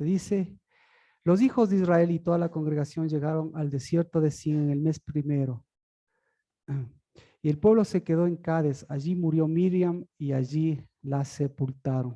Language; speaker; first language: Spanish; native; Spanish